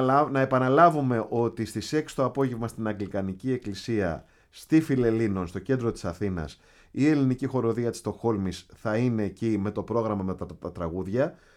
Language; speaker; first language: Greek; native; Greek